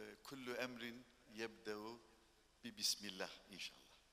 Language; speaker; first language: Arabic; non-native, fluent; Turkish